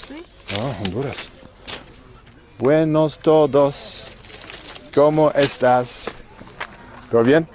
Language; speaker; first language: Spanish; non-native, learner; English